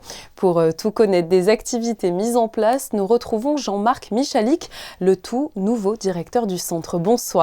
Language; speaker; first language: French; native; French